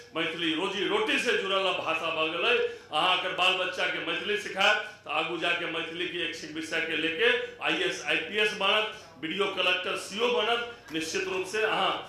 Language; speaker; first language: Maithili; non-native, local second language; Hindi